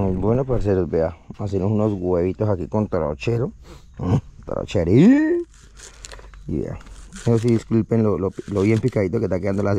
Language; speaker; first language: Spanish; native; Spanish